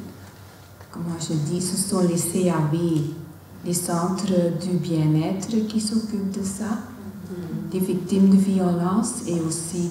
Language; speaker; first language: French; non-native, local second language; Dutch